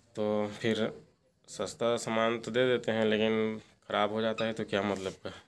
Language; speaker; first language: Hindi; native; Hindi